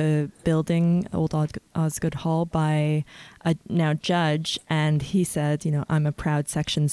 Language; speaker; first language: English; native; English